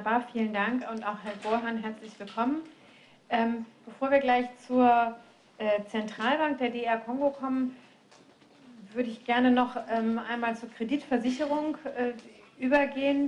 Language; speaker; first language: German; native; German